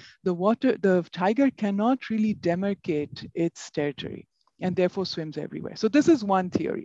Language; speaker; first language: English; non-native, local second language; Bangla